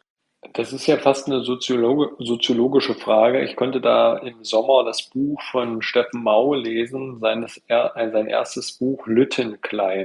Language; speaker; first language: German; native; German